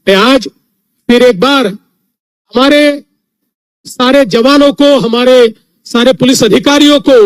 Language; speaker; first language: Hindi; non-native, local second language; Marathi